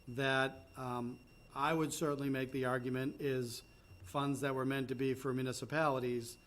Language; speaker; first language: English; native; English